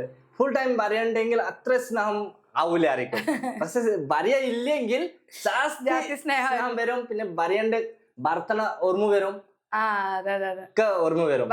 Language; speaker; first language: Malayalam; non-native, local second language; Bangla